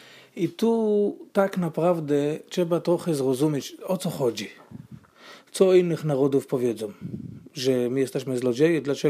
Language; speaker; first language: Polish; non-native, fluent; Hebrew